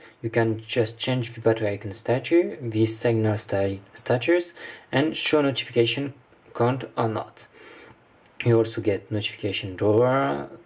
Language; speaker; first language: English; non-native, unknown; French